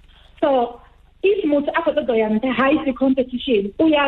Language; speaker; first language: English; non-native, local second language; Venda